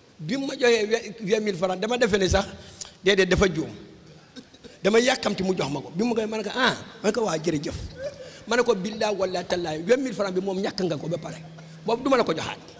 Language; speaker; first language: Wolof; native; Wolof